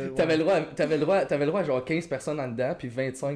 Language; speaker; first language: French; native; French